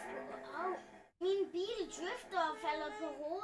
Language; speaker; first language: Danish; early bilingual, other home language; Vietnamese